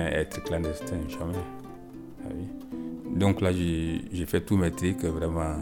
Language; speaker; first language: French; non-native, local second language; Bambara